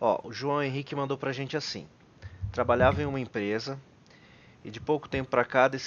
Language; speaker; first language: Portuguese; native; Portuguese